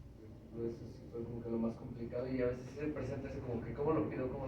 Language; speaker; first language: Spanish; native; Spanish